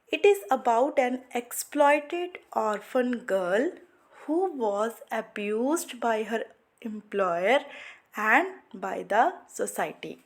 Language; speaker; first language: English; non-native, local second language; Punjabi